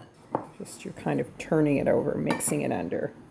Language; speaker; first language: English; native; English